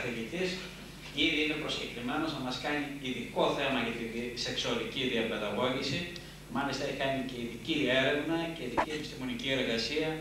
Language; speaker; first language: Greek; native; Greek